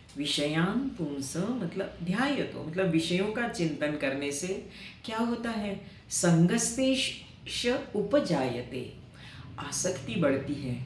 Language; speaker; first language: Hindi; non-native, local second language; Marathi